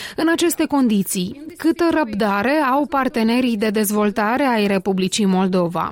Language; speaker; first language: Romanian; native; Romanian